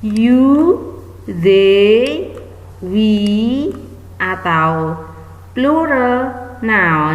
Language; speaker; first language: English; non-native, fluent; Indonesian